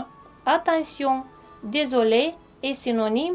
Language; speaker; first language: French; non-native, fluent; Romanian